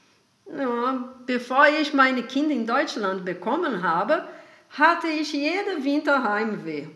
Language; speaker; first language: German; non-native, fluent; Portuguese